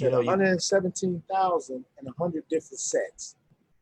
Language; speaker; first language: English; native; English